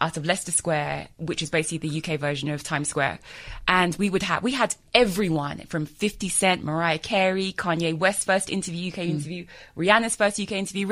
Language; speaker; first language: English; native; English